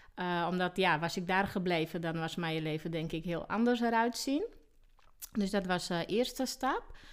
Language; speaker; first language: Dutch; non-native, fluent; Slovak